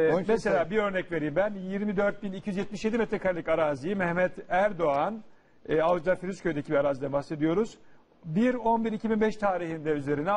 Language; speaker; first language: Turkish; native; Turkish